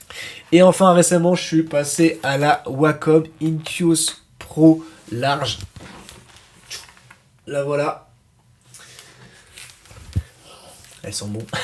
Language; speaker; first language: French; native; French